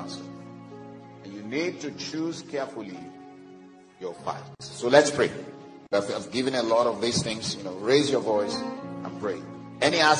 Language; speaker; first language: English; non-native, local second language; Yoruba